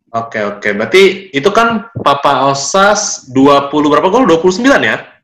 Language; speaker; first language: Indonesian; native; Indonesian